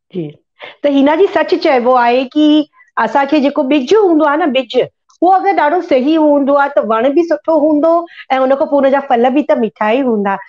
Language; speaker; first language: Sindhi; early bilingual, heritage; Sindhi